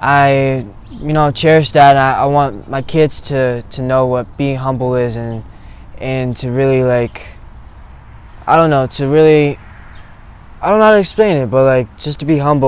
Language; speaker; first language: English; native; English